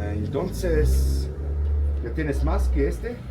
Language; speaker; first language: Spanish; non-native, learner; German